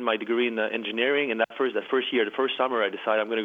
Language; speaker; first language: English; native; English